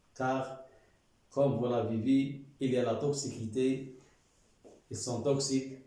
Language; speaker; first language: French; non-native, local second language; Arabic